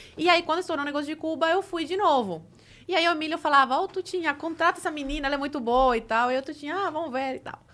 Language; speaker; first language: Portuguese; early bilingual, other home language; Spanish